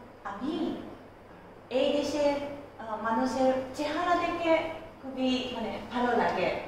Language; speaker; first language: Bangla; non-native, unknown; Japanese